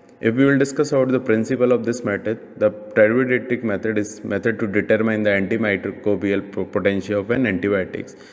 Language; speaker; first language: English; non-native, local second language; Hindi